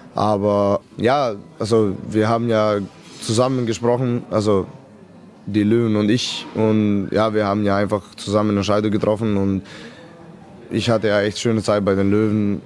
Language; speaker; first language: German; non-native, fluent; Serbian